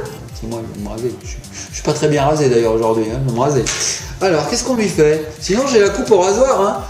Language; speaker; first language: French; native; French